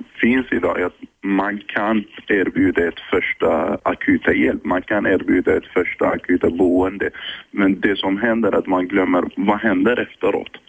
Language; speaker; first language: Swedish; early bilingual, other home language; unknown